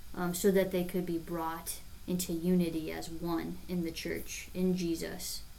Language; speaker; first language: English; native; English